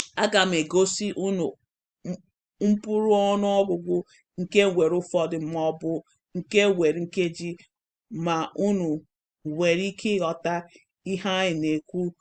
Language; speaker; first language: Igbo; non-native, learner; English